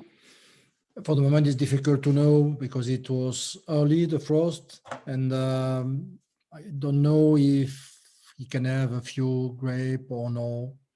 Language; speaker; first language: English; non-native, learner; French